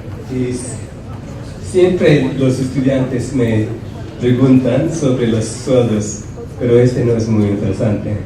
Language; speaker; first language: Spanish; non-native, fluent; English